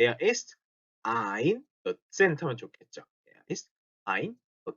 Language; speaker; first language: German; non-native, fluent; Korean